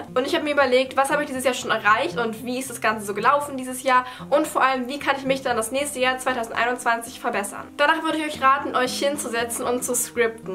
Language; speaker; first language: German; native; German